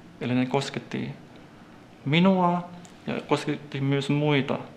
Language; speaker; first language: Finnish; non-native, fluent; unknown